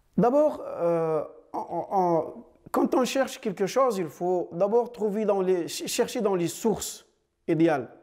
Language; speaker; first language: French; non-native, fluent; Arabic